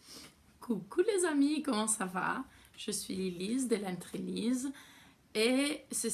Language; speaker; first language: French; non-native, fluent; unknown